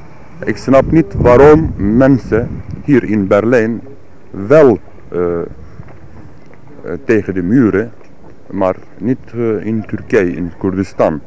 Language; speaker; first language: Dutch; non-native, learner; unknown